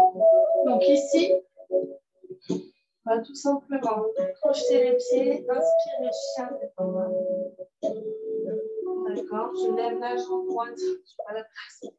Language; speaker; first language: French; native; French